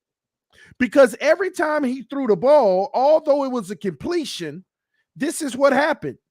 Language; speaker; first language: English; native; English